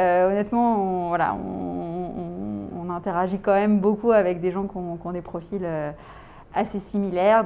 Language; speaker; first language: French; native; French